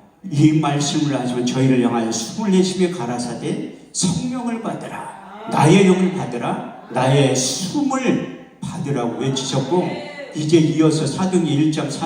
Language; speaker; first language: Korean; native; Korean